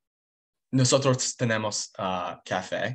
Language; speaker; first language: Spanish; non-native, learner; English